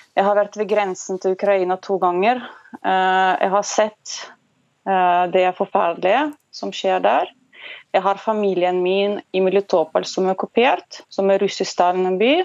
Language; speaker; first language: Norwegian; non-native, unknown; Russian